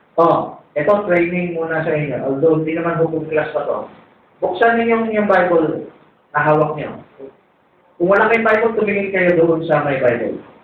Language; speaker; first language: Filipino; native; Filipino